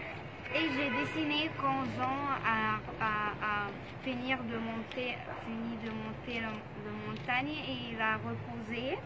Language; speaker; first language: French; non-native, learner; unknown